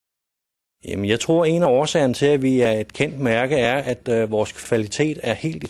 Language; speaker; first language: Danish; native; Danish